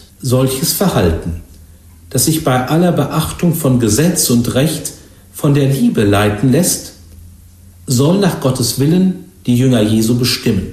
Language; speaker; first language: German; native; German